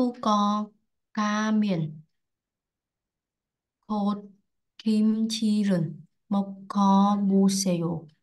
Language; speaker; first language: Korean; non-native, learner; Vietnamese